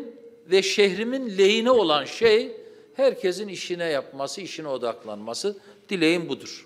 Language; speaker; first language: Turkish; native; Turkish